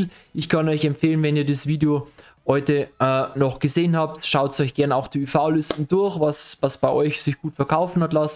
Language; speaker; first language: German; native; German